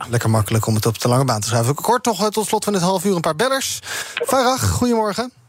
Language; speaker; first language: Dutch; native; Dutch